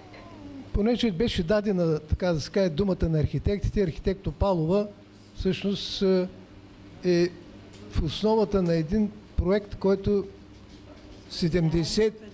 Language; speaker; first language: Bulgarian; native; Bulgarian